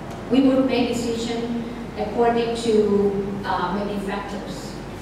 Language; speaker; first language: English; non-native, fluent; Thai